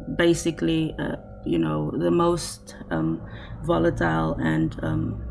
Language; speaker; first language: English; non-native, local second language; Afrikaans